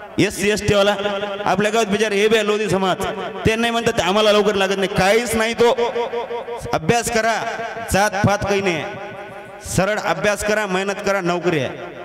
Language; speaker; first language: Marathi; non-native, local second language; Lambadi